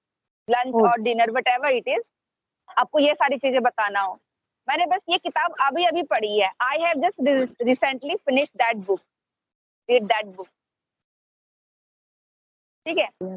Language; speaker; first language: Hindi; native; Hindi